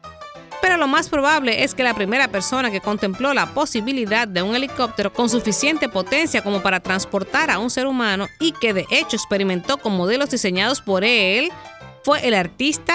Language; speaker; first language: Spanish; native; Spanish